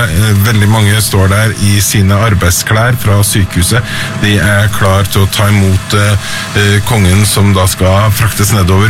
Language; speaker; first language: Norwegian; native; Norwegian